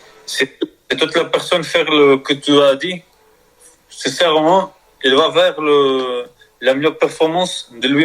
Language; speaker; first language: French; non-native, learner; Spanish